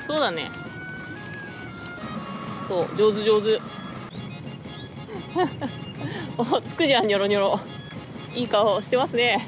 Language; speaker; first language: Japanese; native; Japanese